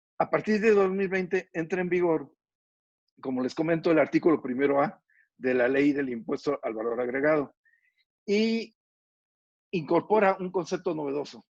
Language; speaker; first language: Spanish; native; Spanish